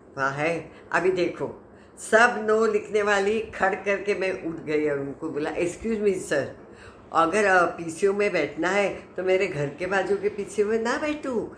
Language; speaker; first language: Hindi; non-native, local second language; Marathi